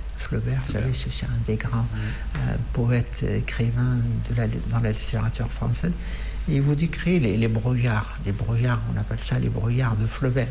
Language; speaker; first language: French; non-native, fluent; Arabic